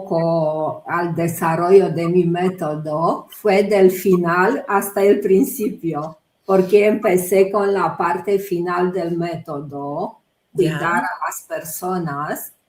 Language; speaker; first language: Spanish; non-native, fluent; Romanian